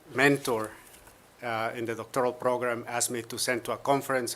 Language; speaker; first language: English; non-native, fluent; Spanish